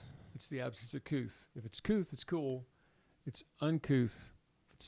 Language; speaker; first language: English; native; English